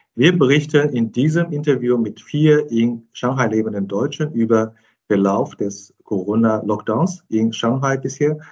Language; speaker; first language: German; non-native, fluent; Chinese